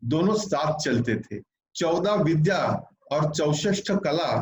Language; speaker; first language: Hindi; non-native, local second language; Marathi